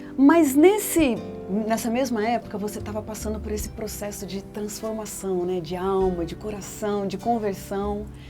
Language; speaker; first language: Portuguese; native; Portuguese